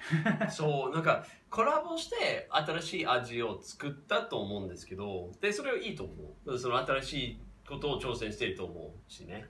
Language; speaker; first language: Japanese; non-native, fluent; English